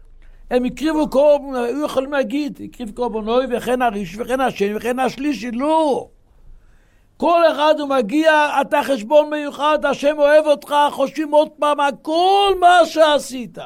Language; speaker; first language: Hebrew; non-native, local second language; Yiddish